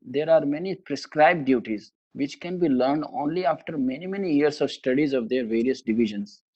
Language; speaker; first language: English; non-native, local second language; Hindi